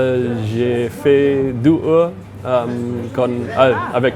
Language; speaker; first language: French; non-native, learner; English